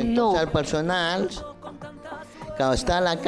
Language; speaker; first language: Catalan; non-native, local second language; Spanish